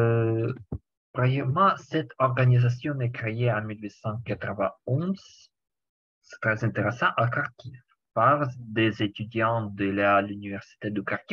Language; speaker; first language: French; non-native, learner; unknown